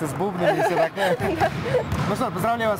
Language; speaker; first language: Russian; native; Russian